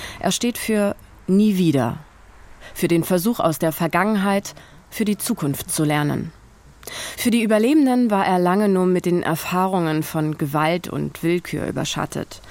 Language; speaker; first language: German; native; German